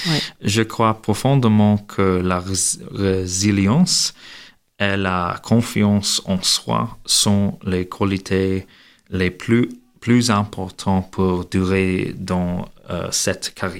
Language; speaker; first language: French; non-native, learner; English